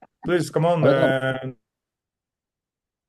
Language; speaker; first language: English; non-native, learner; Portuguese